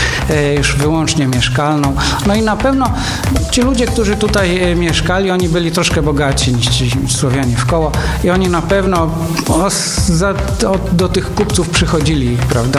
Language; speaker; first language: Polish; native; Polish